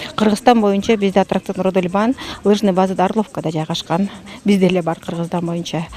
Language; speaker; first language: Kyrgyz; native; Kyrgyz